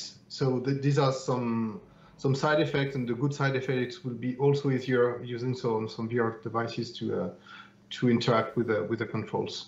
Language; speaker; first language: English; non-native, fluent; French